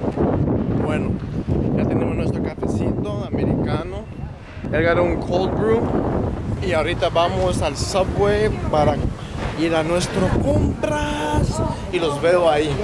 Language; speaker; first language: Spanish; early bilingual, heritage; Spanish